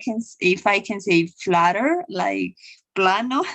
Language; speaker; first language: English; non-native, learner; Spanish